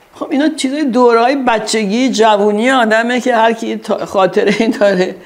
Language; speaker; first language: Persian; early bilingual, heritage; Persian